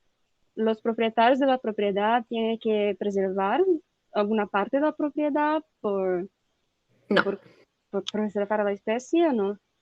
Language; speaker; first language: Spanish; non-native, learner; Portuguese